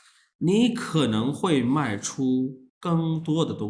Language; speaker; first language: Chinese; non-native, fluent; Urdu